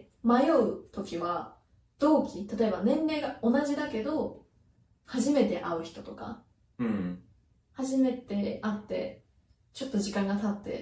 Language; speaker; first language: Japanese; native; Japanese